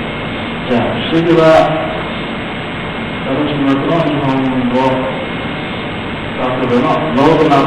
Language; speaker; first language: Japanese; non-native, learner; Thai